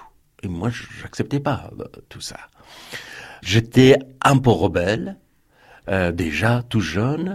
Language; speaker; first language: French; non-native, fluent; Persian